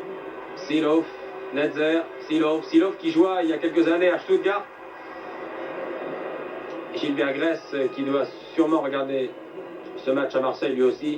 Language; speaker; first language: French; native; French